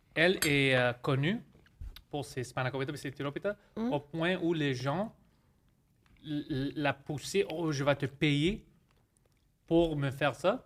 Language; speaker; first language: French; early bilingual, other home language; Greek